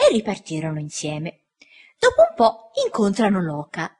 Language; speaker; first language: Italian; native; Italian